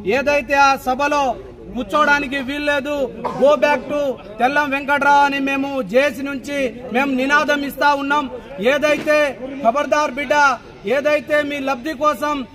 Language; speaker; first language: Telugu; non-native, local second language; Lambadi